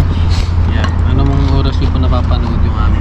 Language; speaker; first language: Filipino; native; Filipino